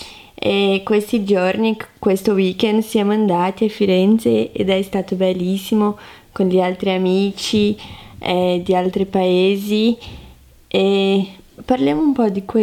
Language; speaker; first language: Italian; non-native, fluent; Portuguese